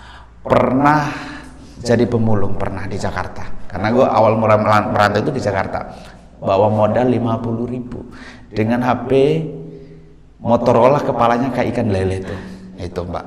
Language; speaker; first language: Indonesian; native; Indonesian